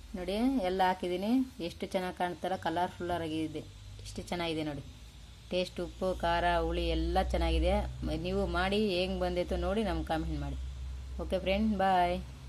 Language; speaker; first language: Kannada; non-native, local second language; Telugu